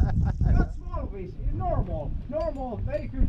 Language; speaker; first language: English; non-native, learner; Finnish